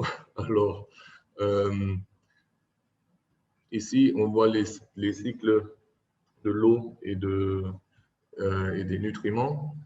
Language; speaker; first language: French; non-native, fluent; German